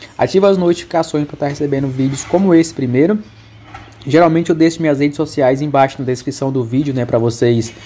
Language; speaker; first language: Portuguese; native; Portuguese